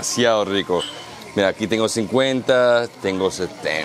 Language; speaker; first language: Spanish; early bilingual, heritage; Spanish